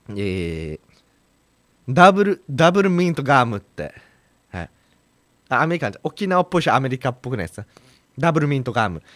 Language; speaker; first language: Japanese; native; Japanese